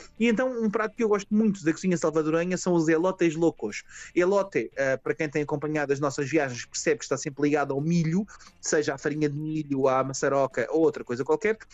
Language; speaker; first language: Portuguese; native; Portuguese